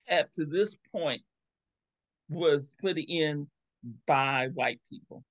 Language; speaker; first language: English; native; English